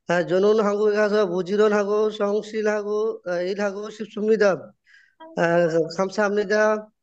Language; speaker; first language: Korean; non-native, learner; Bangla